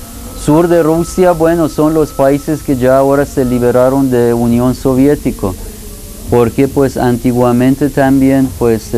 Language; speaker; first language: Spanish; non-native, fluent; Persian